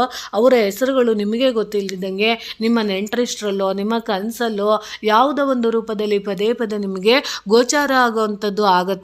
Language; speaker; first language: Kannada; native; Kannada